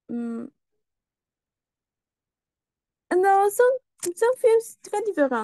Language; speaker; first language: French; non-native, learner; Spanish